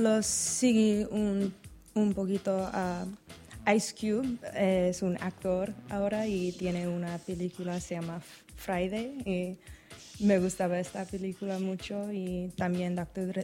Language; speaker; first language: Spanish; non-native, learner; English